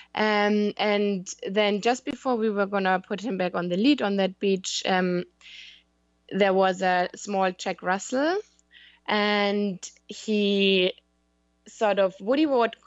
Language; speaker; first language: English; non-native, fluent; German